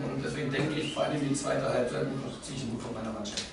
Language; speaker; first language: German; native; German